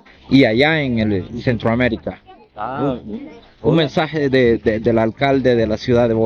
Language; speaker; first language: Spanish; native; Spanish